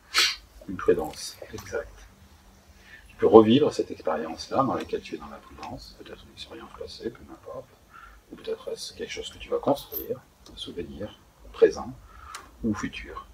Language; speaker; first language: French; native; French